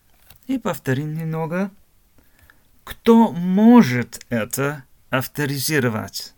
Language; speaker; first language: Russian; non-native, fluent; German